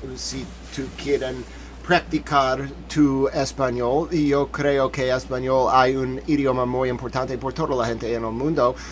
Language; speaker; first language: Spanish; non-native, learner; English